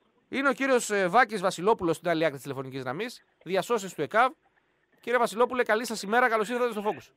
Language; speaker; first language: Greek; native; Greek